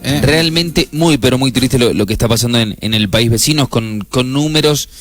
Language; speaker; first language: Spanish; native; Spanish